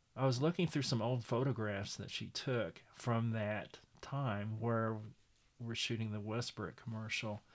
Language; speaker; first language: English; native; English